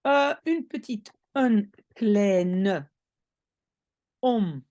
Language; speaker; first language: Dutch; non-native, fluent; French